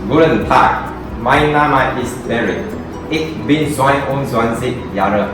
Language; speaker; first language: German; non-native, learner; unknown